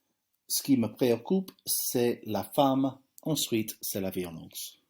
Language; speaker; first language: French; non-native, fluent; English